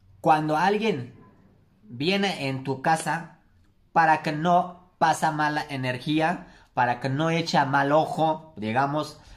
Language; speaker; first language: Spanish; non-native, learner; Turkish